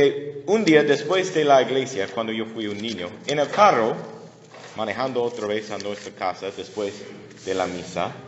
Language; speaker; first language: Spanish; non-native, learner; English